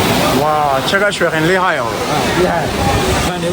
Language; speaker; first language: Chinese; non-native, fluent; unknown